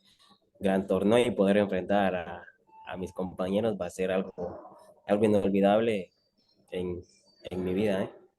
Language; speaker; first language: Spanish; native; Spanish